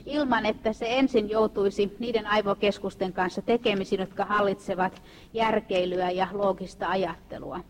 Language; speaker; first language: Finnish; native; Finnish